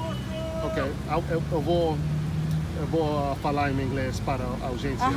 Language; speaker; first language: Portuguese; non-native, learner; English